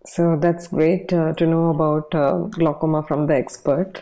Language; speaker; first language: English; non-native, local second language; Tamil